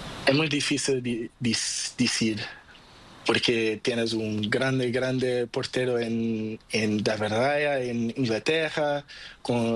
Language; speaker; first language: Spanish; non-native, learner; Portuguese